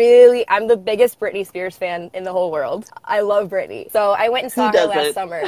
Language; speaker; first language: English; native; English